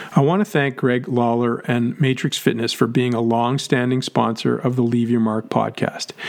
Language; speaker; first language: English; native; English